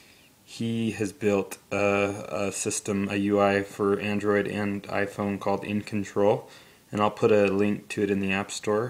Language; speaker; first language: English; native; English